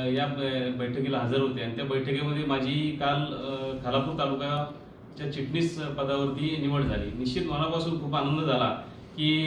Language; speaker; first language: Marathi; native; Marathi